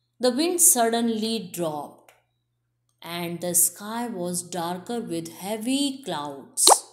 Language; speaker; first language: English; non-native, local second language; Hindi